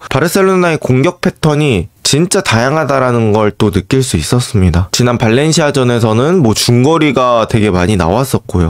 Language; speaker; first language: Korean; native; Korean